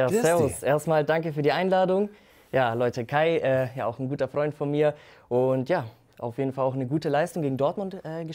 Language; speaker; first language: German; native; German